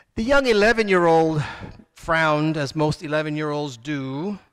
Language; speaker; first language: English; native; English